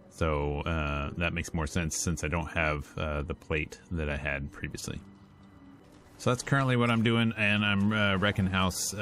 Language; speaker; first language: English; native; English